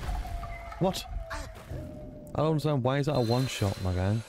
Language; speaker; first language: English; native; English